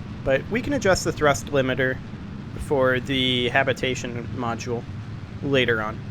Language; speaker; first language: English; native; English